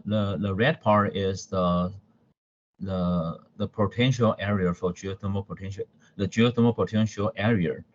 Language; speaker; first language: English; non-native, fluent; Chinese